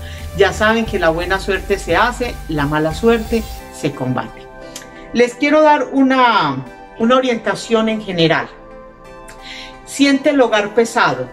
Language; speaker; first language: Spanish; native; Spanish